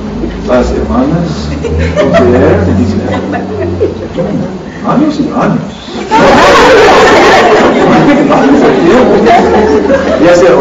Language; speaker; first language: Spanish; non-native, learner; English